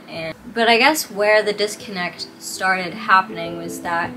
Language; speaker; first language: English; native; English